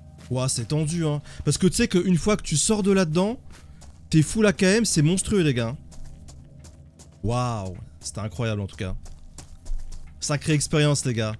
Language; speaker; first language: French; native; French